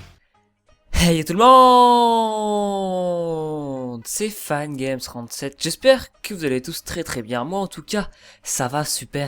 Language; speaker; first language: French; native; French